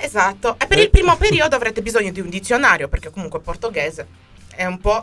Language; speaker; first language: Italian; native; Italian